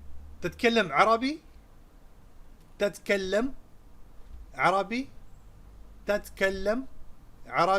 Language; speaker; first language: Arabic; non-native, fluent; Urdu